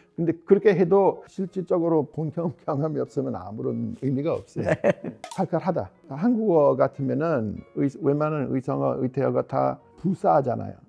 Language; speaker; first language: Korean; non-native, fluent; English